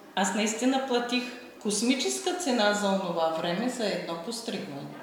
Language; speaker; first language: Bulgarian; non-native, fluent; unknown